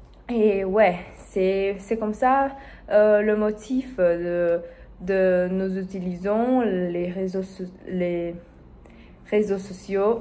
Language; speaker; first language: French; non-native, learner; Spanish